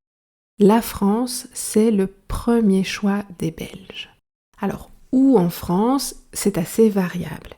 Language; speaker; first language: French; native; French